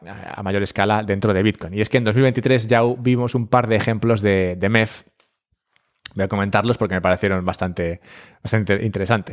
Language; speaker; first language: Spanish; native; Spanish